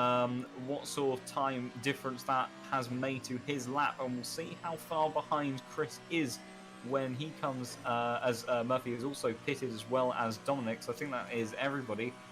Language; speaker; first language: English; native; English